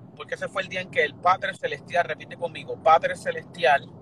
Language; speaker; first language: Spanish; native; Spanish